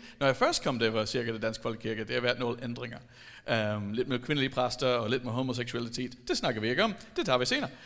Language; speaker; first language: Danish; non-native, fluent; English